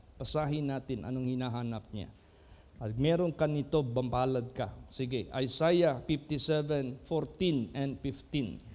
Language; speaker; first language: Filipino; non-native, local second language; Cebuano